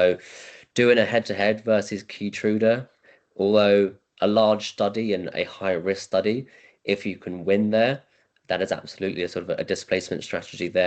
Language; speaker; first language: English; native; English